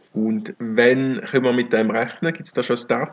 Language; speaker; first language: German; native; German